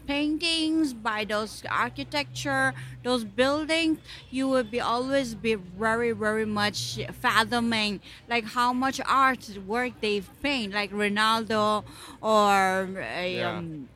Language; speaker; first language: English; non-native, local second language; Bangla